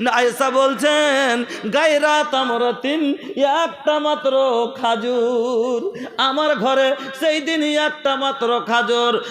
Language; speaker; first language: Bangla; non-native, local second language; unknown